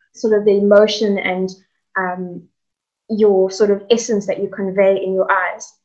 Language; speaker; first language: English; native; English